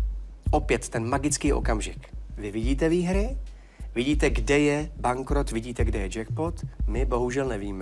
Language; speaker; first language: Czech; native; Czech